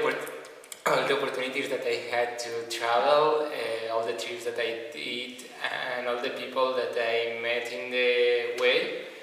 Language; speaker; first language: English; non-native, fluent; Spanish